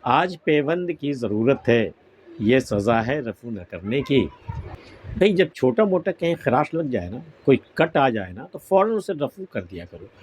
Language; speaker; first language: Urdu; native; Urdu